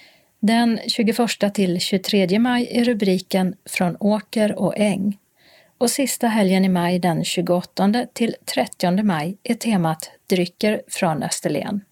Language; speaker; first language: Swedish; native; Swedish